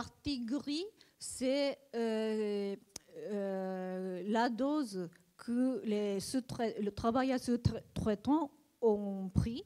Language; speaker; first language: French; non-native, learner; Japanese